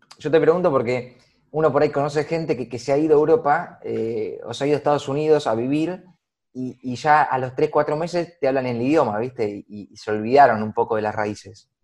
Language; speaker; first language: Spanish; native; Spanish